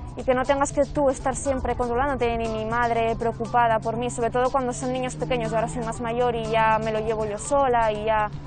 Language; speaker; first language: Spanish; native; Spanish